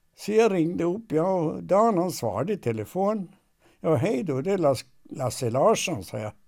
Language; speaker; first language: Swedish; native; Swedish